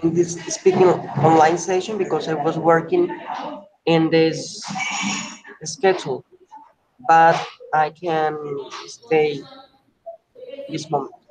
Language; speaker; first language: English; non-native, learner; Spanish